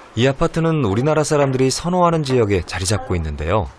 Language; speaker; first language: Korean; native; Korean